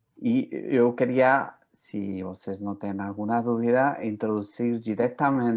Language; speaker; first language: Portuguese; non-native, fluent; Spanish